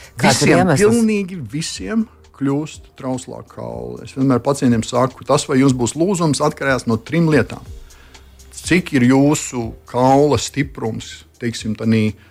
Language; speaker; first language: Latvian; native; Latvian